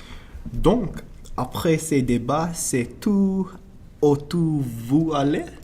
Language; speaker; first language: French; non-native, learner; English